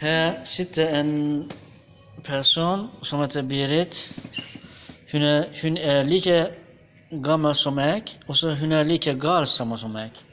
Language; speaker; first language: Norwegian; non-native, learner; Turkish